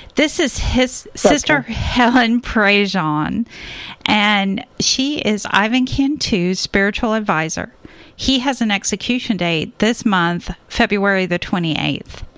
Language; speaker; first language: English; native; English